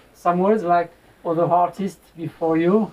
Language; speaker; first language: English; non-native, fluent; French